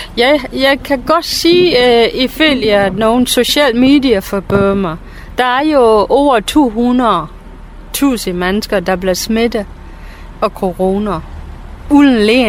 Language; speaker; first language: Danish; non-native, fluent; Burmese